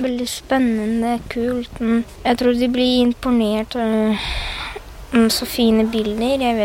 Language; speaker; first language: Norwegian; early bilingual, other home language; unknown